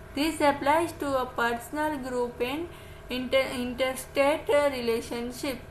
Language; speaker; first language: English; non-native, local second language; Gujarati